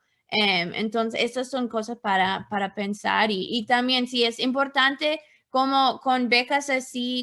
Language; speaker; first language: Spanish; non-native, fluent; English